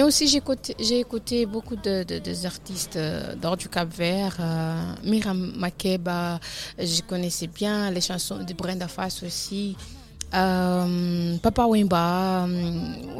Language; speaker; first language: French; non-native, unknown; Kabuverdianu